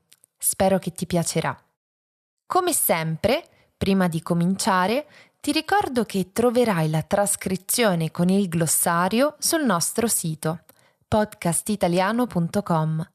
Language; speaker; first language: Italian; native; Italian